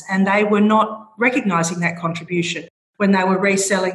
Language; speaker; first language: English; native; English